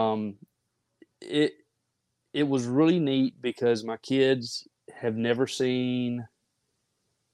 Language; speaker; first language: English; native; English